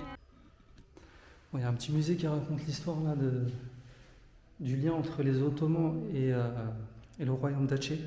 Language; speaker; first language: French; native; French